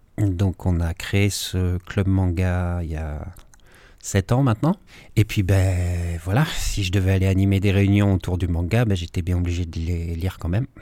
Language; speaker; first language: French; native; French